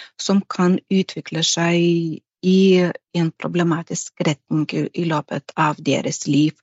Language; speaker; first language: Norwegian; non-native, fluent; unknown